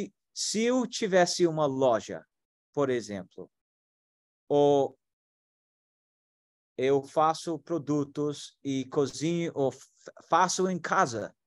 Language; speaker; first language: Portuguese; non-native, fluent; English